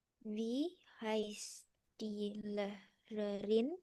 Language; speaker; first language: German; non-native, learner; Indonesian